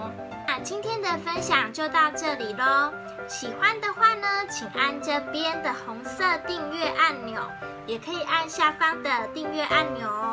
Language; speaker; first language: Chinese; native; Chinese